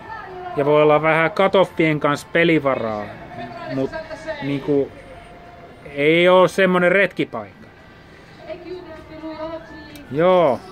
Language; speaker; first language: Finnish; native; Finnish